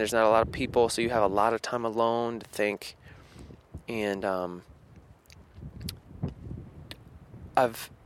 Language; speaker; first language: English; native; English